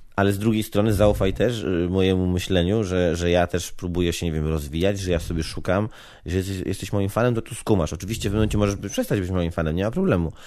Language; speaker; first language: Polish; native; Polish